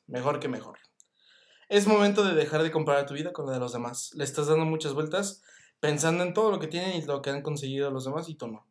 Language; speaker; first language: Spanish; native; Spanish